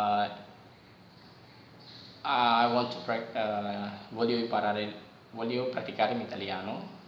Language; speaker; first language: Italian; non-native, learner; Indonesian